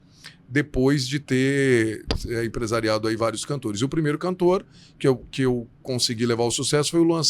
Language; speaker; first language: Portuguese; native; Portuguese